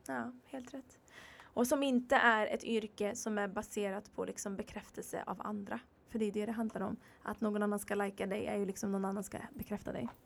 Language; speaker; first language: Swedish; early bilingual, other home language; Arabic